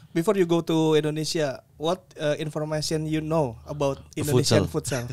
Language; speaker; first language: English; non-native, learner; Indonesian